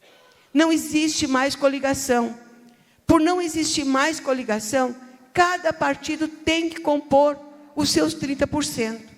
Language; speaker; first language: Portuguese; native; Portuguese